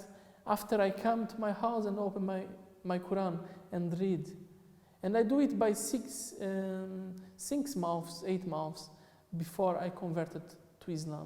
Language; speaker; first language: English; non-native, fluent; Portuguese